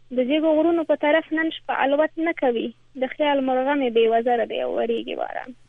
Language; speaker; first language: Pashto; non-native, local second language; Persian